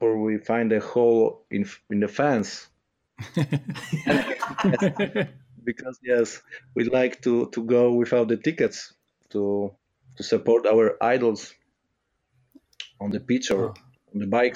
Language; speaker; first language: English; non-native, fluent; Polish